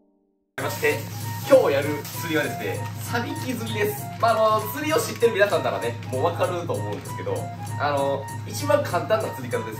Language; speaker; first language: Japanese; native; Japanese